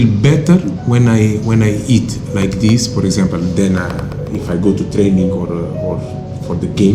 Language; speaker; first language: English; non-native, local second language; Kabuverdianu